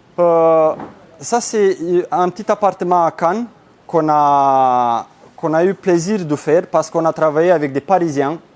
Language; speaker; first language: French; non-native, fluent; Romanian